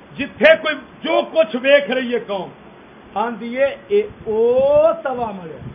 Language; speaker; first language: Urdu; non-native, local second language; Punjabi